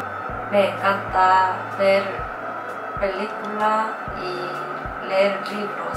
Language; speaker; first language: Spanish; non-native, learner; Korean